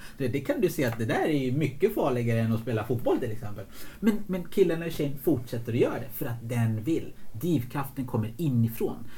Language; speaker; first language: Swedish; early bilingual, other home language; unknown